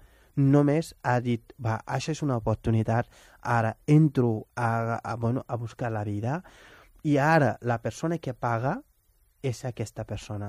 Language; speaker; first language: Catalan; non-native, fluent; Wolof